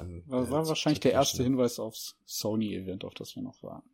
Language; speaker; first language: German; native; German